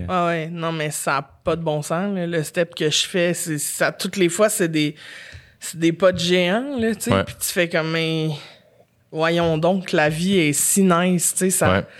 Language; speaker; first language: French; native; French